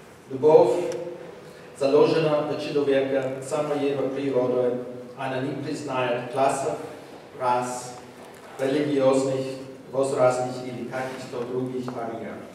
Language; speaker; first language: Russian; non-native, fluent; English